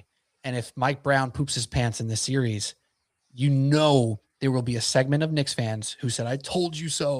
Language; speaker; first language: English; native; English